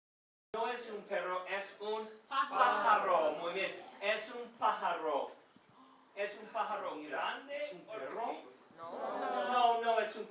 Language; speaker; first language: Spanish; non-native, fluent; English